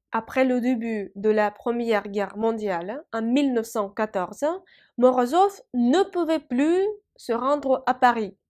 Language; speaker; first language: French; non-native, fluent; Russian